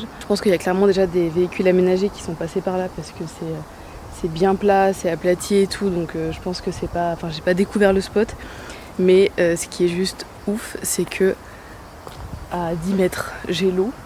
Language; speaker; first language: French; native; French